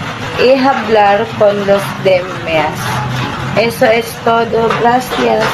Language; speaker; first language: Spanish; non-native, learner; Cebuano